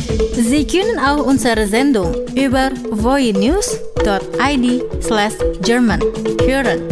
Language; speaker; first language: German; non-native, fluent; Indonesian